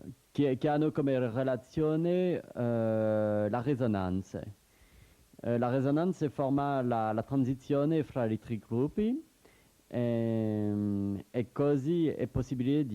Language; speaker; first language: Italian; non-native, learner; French